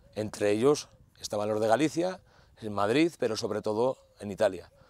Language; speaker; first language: Spanish; native; Spanish